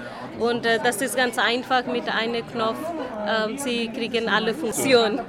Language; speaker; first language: German; non-native, learner; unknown